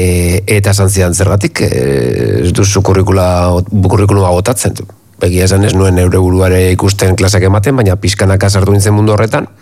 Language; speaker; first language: Basque; native; Basque